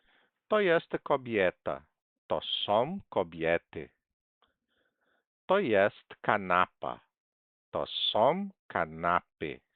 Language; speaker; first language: Polish; non-native, fluent; Portuguese